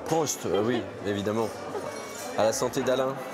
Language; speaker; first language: French; native; French